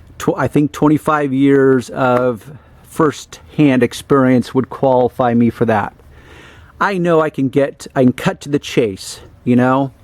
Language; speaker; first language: English; native; English